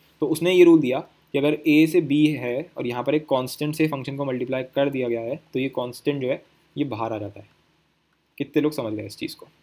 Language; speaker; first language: Hindi; native; Hindi